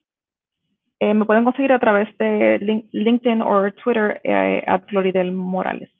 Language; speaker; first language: Spanish; native; Spanish